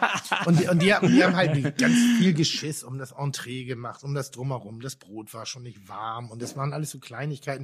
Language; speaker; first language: German; native; German